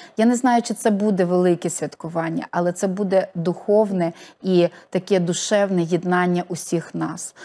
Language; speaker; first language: Ukrainian; native; Ukrainian